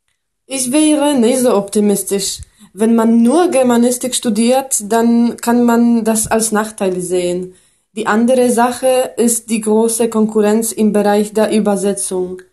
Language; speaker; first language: German; non-native, fluent; Polish